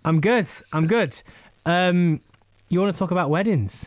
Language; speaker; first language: English; native; English